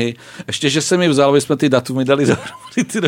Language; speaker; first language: Czech; native; Czech